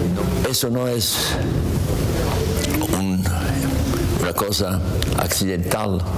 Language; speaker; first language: Spanish; non-native, learner; German